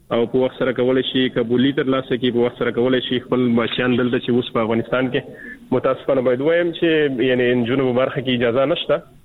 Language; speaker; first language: Pashto; native; Pashto